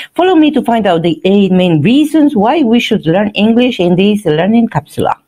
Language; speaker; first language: English; non-native, fluent; Spanish